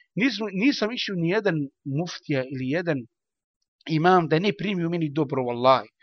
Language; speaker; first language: Bosnian; non-native, learner; Arabic